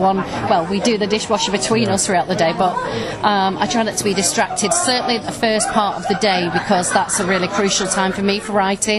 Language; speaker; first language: English; native; English